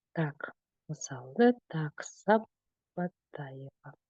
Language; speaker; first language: Russian; non-native, local second language; Kazakh